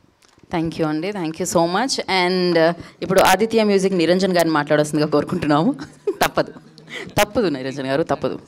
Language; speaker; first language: Telugu; native; Telugu